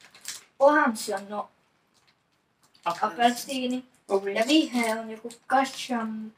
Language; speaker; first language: Finnish; non-native, learner; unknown